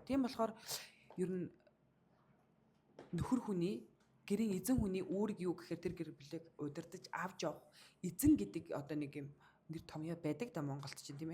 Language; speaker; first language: Mongolian; native; Mongolian